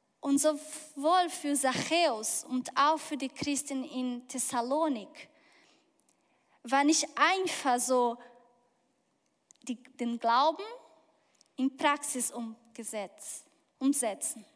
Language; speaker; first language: German; non-native, fluent; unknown